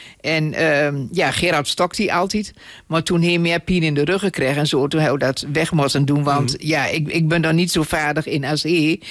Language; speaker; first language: Dutch; native; Dutch